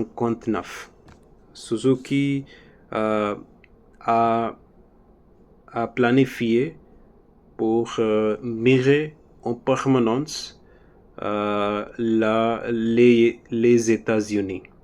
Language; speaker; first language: French; non-native, learner; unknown